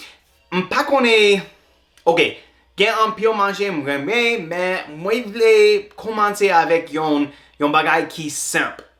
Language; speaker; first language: Haitian Creole; non-native, learner; English